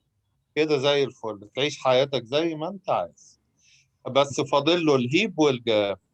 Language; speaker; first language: Arabic; native; Arabic